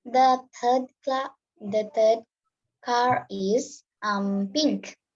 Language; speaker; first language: English; non-native, learner; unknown